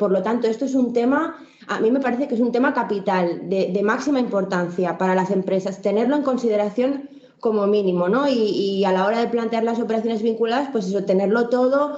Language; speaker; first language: Spanish; native; Spanish